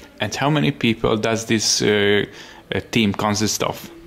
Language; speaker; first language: English; non-native, fluent; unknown